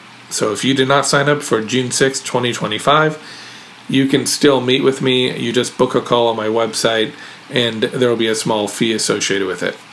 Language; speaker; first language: English; native; English